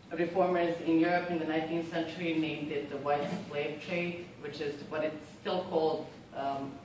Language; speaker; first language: English; non-native, fluent; Serbian